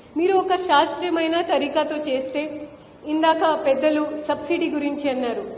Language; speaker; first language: Telugu; non-native, fluent; Hindi